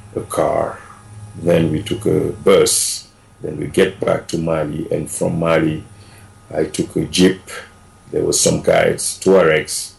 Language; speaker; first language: English; non-native, fluent; Wolof